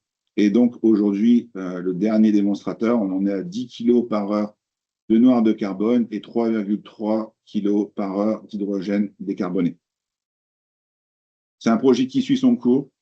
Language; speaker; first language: French; native; French